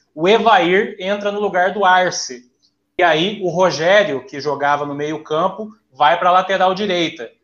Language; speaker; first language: Portuguese; native; Portuguese